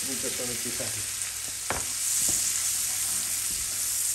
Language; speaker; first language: Swedish; non-native, learner; Arabic